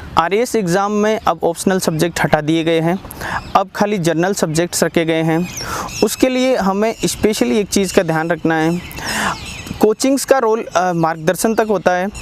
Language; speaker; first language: Hindi; native; Hindi